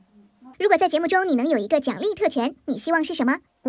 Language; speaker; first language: Chinese; native; Chinese